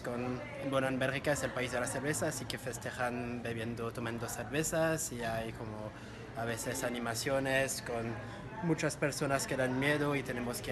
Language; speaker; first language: Spanish; non-native, fluent; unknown